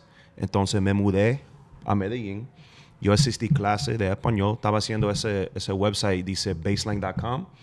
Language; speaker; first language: Spanish; non-native, fluent; English